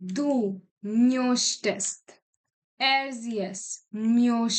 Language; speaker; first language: German; non-native, learner; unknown